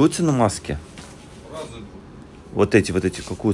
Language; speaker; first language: Russian; native; Russian